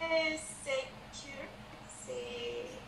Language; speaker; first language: French; non-native, learner; Spanish